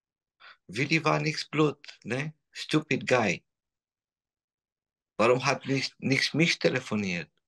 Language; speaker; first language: German; non-native, learner; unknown